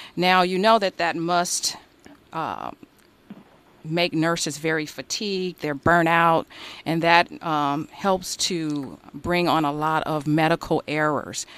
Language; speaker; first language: English; native; English